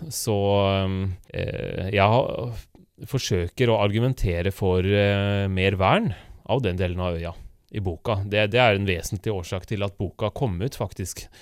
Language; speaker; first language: Norwegian; native; Norwegian